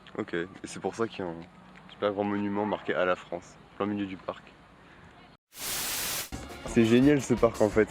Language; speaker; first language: French; native; French